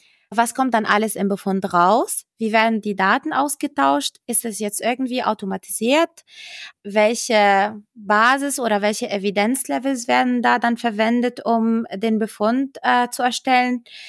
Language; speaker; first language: German; non-native, fluent; Arabic